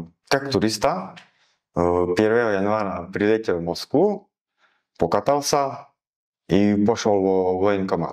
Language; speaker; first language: Russian; non-native, learner; Slovak